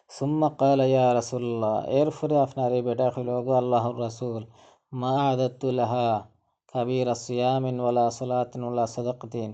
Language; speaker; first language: Arabic; non-native, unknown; Sylheti